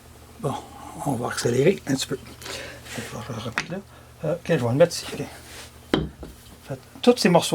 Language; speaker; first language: French; native; French